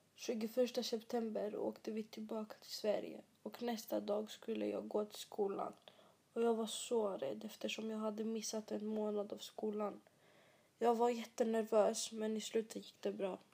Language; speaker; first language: Swedish; early bilingual, other home language; Greek